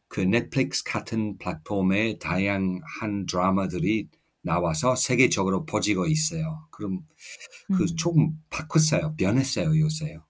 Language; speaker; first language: Korean; non-native, fluent; English